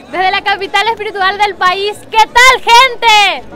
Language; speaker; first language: Spanish; native; Spanish